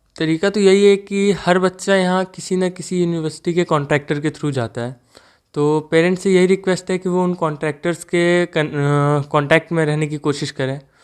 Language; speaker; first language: Hindi; native; Hindi